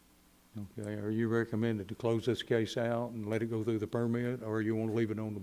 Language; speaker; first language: English; native; English